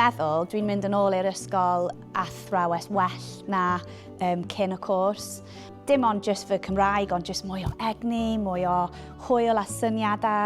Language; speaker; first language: Welsh; non-native, local second language; English